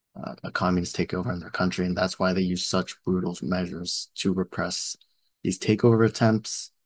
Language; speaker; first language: English; native; English